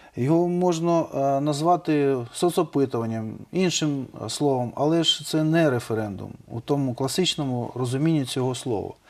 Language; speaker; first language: Ukrainian; non-native, local second language; Russian